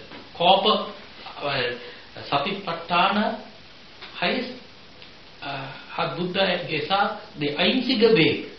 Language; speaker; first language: German; non-native, fluent; Sinhala